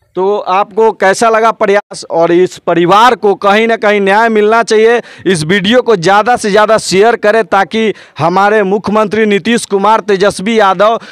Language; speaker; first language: Hindi; native; Hindi